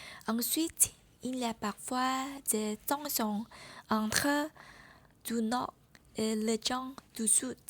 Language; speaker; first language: French; non-native, learner; Vietnamese